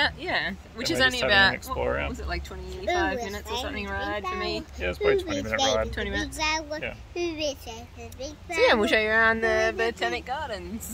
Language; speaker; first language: English; native; English